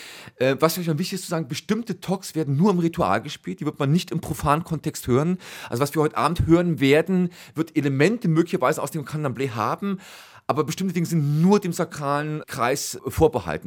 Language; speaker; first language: German; native; German